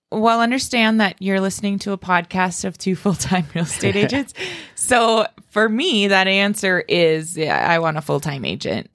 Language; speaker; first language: English; native; English